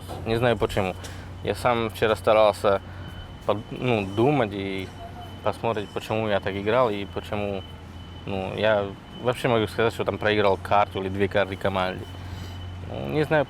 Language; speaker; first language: Russian; non-native, fluent; Slovak